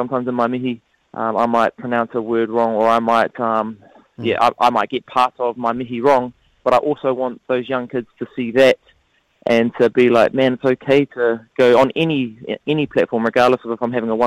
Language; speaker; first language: English; native; English